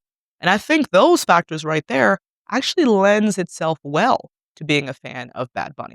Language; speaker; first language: English; native; English